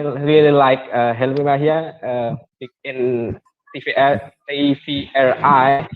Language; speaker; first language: English; non-native, learner; Indonesian